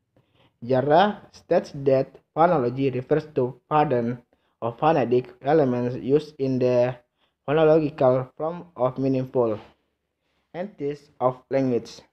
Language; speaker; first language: English; non-native, learner; Indonesian